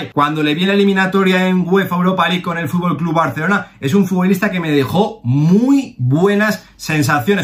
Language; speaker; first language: Spanish; native; Spanish